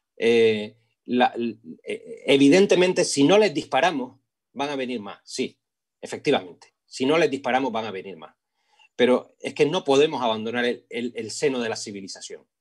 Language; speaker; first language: Spanish; native; Spanish